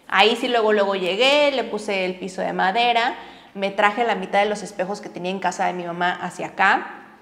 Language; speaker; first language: Spanish; native; Spanish